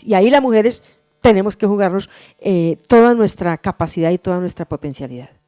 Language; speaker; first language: Spanish; native; Spanish